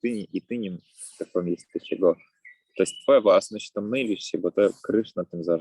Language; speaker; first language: Polish; native; Polish